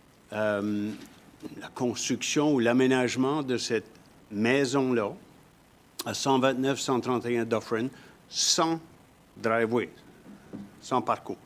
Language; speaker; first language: French; native; French